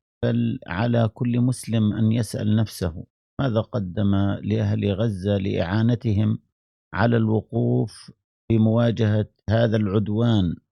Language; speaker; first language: Arabic; native; Arabic